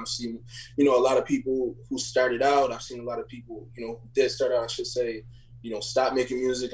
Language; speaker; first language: English; native; English